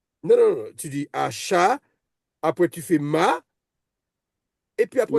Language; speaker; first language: French; native; French